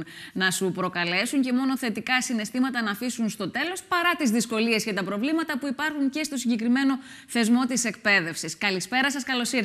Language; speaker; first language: Greek; native; Greek